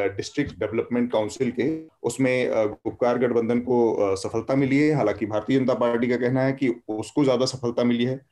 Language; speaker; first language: Hindi; native; Hindi